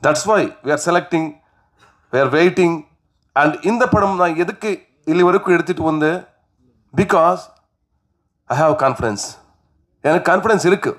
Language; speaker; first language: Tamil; non-native, learner; Kannada